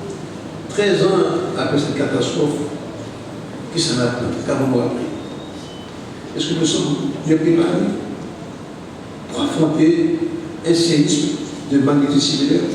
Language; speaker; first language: French; non-native, local second language; Haitian Creole